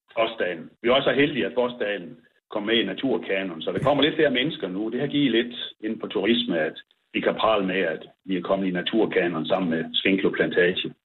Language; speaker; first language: Danish; native; Danish